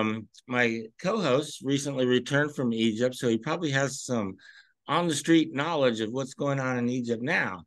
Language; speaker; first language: English; native; English